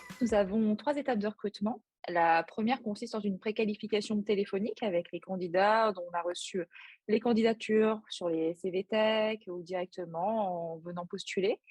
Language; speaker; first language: French; native; French